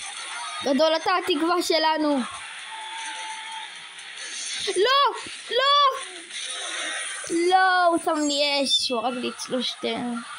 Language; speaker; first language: Hebrew; native; Hebrew